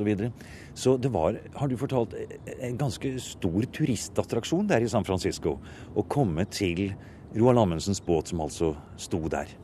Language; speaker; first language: Norwegian; native; Norwegian